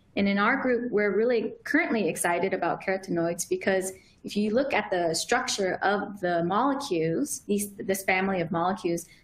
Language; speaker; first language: English; native; English